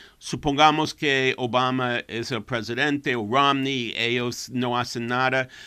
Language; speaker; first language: Spanish; non-native, fluent; English